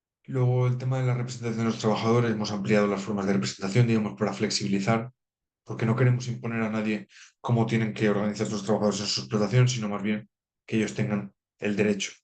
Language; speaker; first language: Spanish; native; Spanish